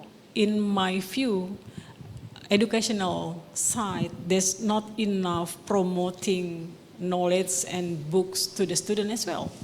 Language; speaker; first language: English; non-native, local second language; Indonesian